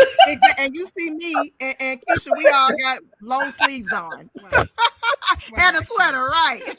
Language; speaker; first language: English; native; English